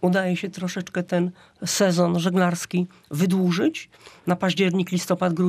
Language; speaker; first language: Polish; native; Polish